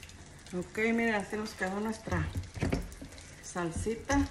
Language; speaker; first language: Spanish; native; Spanish